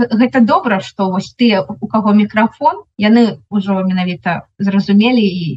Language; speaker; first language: Belarusian; non-native, local second language; Russian